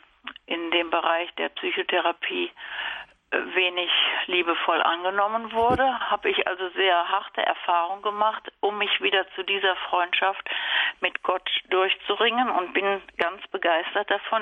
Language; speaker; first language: German; native; German